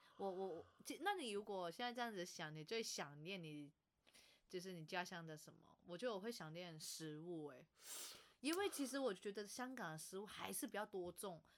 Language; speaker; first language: Chinese; non-native, local second language; Cantonese